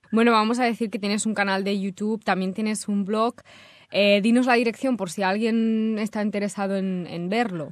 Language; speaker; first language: Spanish; native; Spanish